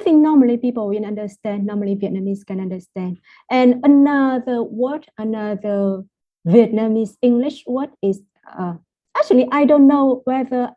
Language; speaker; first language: English; non-native, fluent; Vietnamese